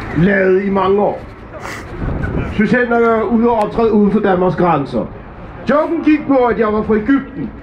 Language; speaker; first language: Danish; early bilingual, other home language; Arabic